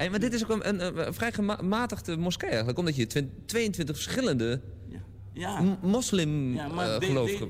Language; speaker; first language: Dutch; native; Dutch